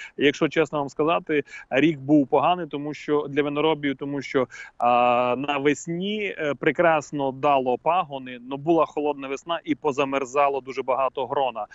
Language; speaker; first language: Ukrainian; native; Ukrainian